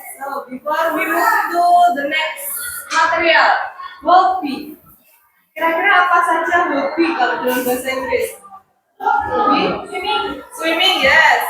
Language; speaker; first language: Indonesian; native; Indonesian